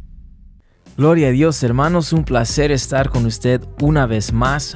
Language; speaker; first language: Spanish; early bilingual, heritage; Spanish